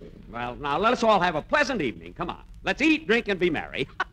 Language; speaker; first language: English; native; English